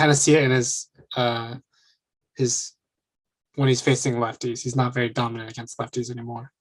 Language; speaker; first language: English; native; English